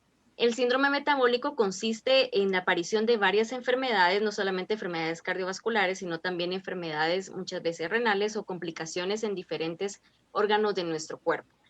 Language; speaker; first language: Spanish; native; Spanish